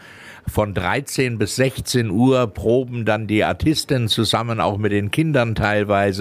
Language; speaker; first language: German; native; German